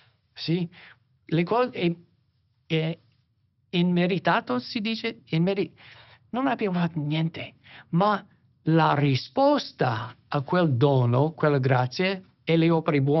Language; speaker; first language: Italian; non-native, fluent; English